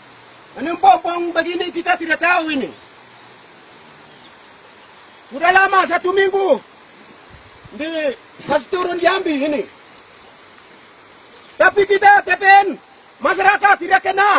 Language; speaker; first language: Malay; non-native, local second language; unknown